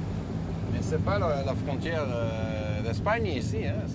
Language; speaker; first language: French; non-native, learner; Dutch